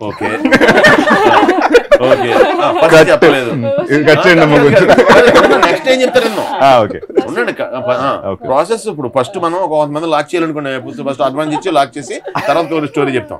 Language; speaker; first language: Telugu; native; Telugu